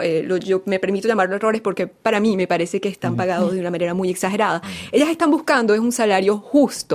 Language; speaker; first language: Spanish; native; Spanish